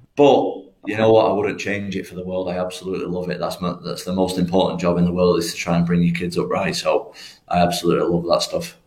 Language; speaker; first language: English; native; English